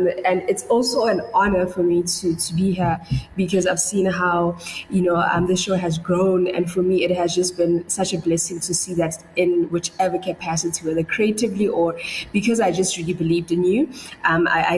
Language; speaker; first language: English; non-native, local second language; Tswana